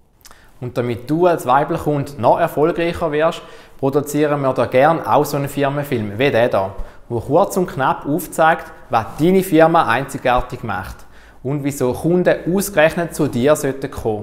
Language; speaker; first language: German; native; German